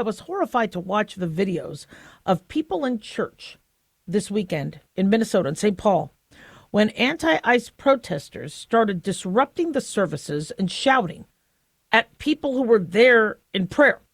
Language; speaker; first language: English; native; English